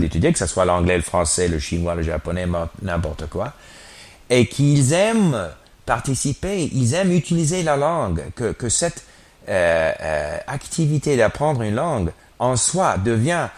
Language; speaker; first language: French; non-native, fluent; English